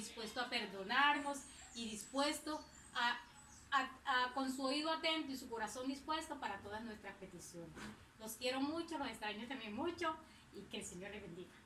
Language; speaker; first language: Spanish; native; Spanish